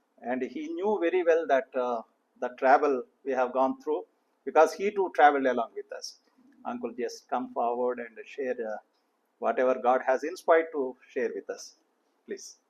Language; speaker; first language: English; non-native, local second language; Telugu